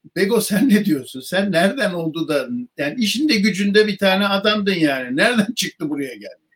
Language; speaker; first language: Turkish; native; Turkish